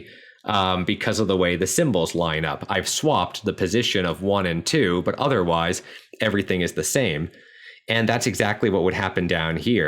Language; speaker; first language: English; native; English